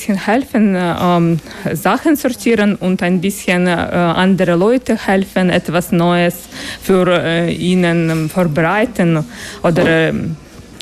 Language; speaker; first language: German; non-native, learner; Ukrainian